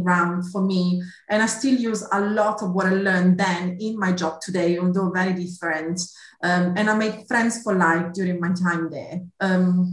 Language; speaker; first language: English; non-native, fluent; Italian